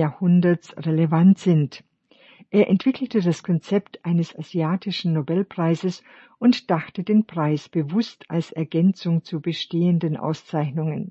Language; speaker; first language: German; native; German